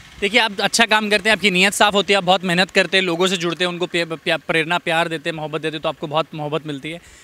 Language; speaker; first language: Hindi; native; Hindi